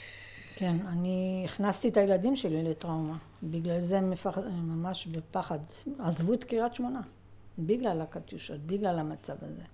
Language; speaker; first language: Hebrew; early bilingual, other home language; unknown